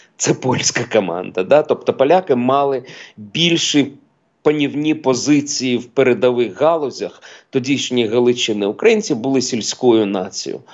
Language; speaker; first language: Ukrainian; non-native, local second language; Russian